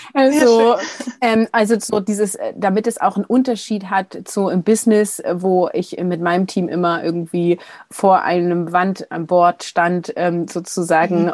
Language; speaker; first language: German; native; German